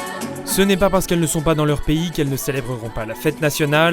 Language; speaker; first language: French; native; French